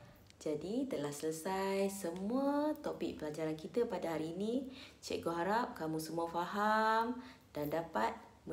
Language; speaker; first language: Malay; native; Malay